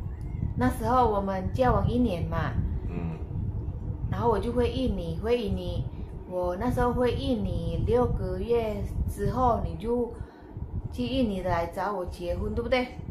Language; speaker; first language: Chinese; non-native, fluent; Indonesian